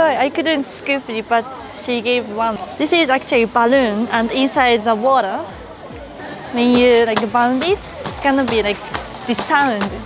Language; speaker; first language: English; non-native, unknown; Japanese